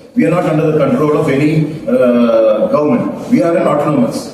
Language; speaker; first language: English; non-native, local second language; Tamil